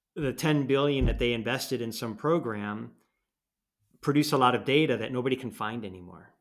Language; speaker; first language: English; native; English